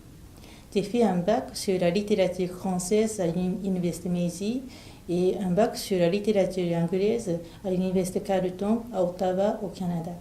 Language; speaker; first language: French; non-native, fluent; Japanese